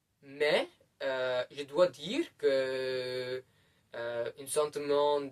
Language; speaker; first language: French; non-native, learner; Dutch